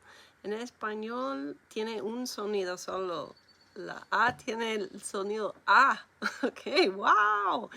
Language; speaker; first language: Spanish; non-native, learner; English